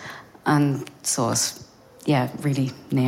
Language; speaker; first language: German; non-native, learner; English